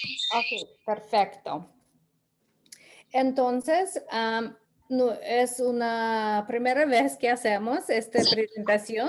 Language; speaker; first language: Spanish; non-native, fluent; English